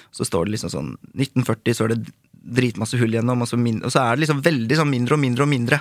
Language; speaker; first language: Norwegian; early bilingual, other home language; Korean